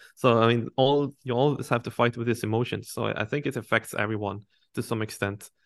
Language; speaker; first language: English; non-native, fluent; Swedish